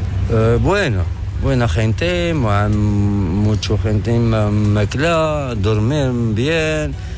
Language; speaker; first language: Spanish; non-native, learner; Arabic